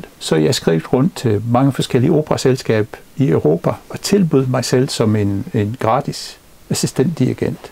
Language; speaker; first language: Danish; non-native, fluent; English